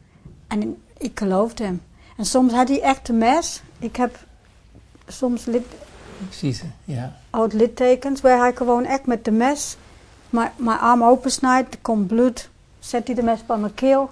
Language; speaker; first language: Dutch; non-native, fluent; English